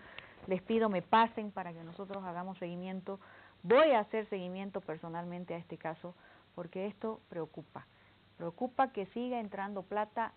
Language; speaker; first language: Spanish; native; Spanish